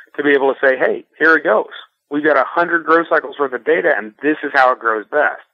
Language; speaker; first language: English; native; English